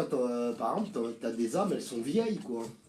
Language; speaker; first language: French; native; French